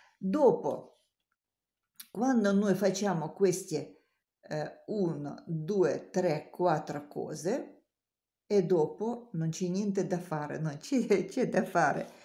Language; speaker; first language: Italian; non-native, learner; Russian